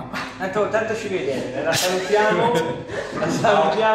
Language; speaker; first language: Italian; native; Italian